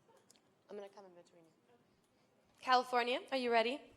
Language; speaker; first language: English; native; English